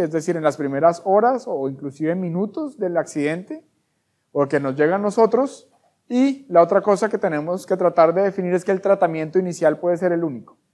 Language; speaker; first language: Spanish; native; Spanish